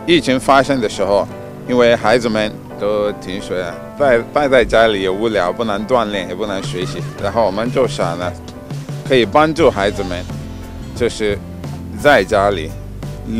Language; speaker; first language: Chinese; non-native, fluent; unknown